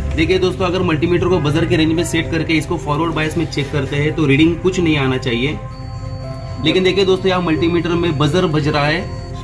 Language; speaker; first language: Hindi; native; Hindi